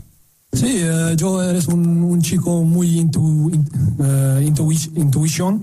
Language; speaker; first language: Spanish; non-native, learner; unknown